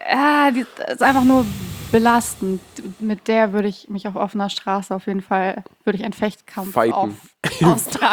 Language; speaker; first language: German; early bilingual, other home language; Persian